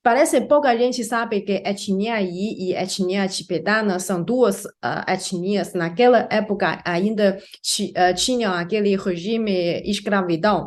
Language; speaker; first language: Portuguese; non-native, fluent; Chinese